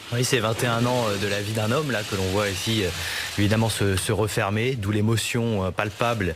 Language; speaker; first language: French; native; French